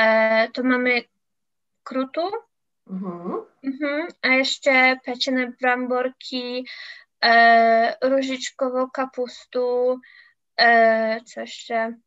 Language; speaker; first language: Czech; non-native, learner; English